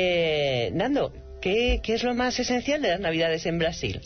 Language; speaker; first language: Spanish; native; Spanish